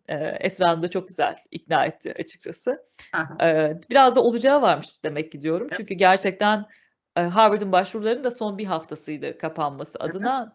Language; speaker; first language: Turkish; native; Turkish